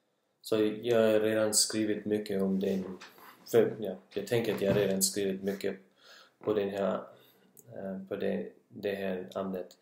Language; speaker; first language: Swedish; non-native, learner; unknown